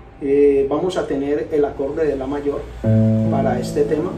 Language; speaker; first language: Spanish; native; Spanish